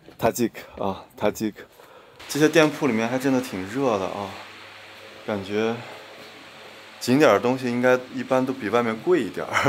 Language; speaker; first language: Chinese; native; Chinese